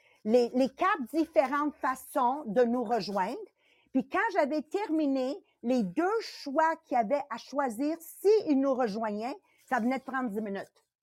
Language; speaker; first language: French; native; French